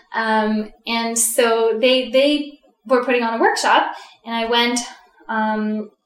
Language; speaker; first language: English; early bilingual, other home language; Russian